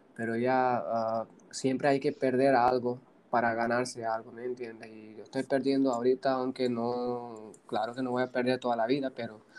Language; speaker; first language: Spanish; non-native, fluent; Punjabi